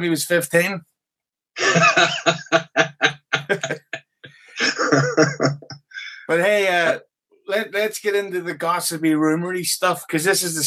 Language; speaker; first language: English; native; English